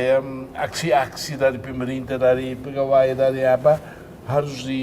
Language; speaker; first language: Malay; non-native, fluent; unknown